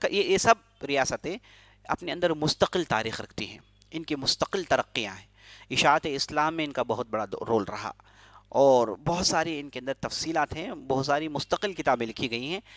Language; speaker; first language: Urdu; native; Urdu